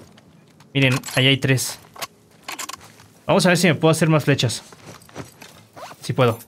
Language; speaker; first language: Spanish; native; Spanish